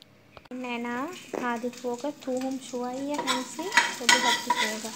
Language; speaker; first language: Arabic; non-native, local second language; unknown